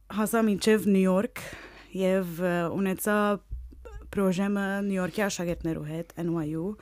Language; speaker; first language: Armenian; early bilingual, heritage; Armenian